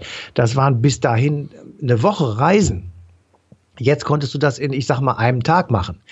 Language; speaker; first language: German; native; German